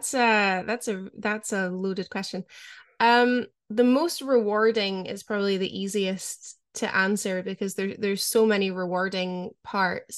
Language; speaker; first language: English; native; English